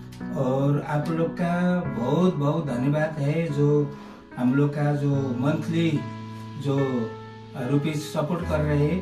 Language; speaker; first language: Hindi; non-native, local second language; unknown